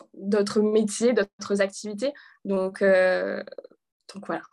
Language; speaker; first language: French; native; French